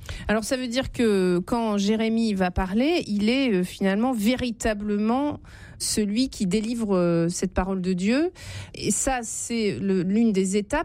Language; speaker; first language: French; native; French